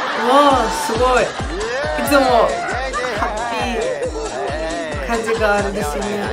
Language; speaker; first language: Japanese; non-native, learner; Hungarian